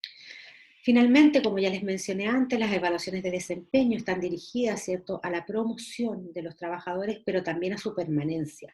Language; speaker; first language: Spanish; native; Spanish